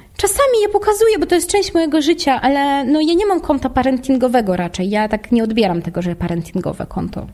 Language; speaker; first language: Polish; non-native, fluent; Russian